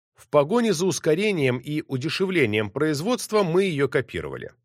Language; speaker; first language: Russian; native; Russian